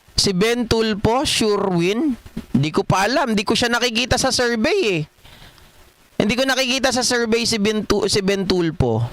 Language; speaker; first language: Filipino; native; Filipino